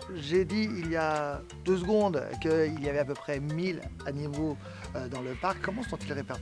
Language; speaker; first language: French; native; French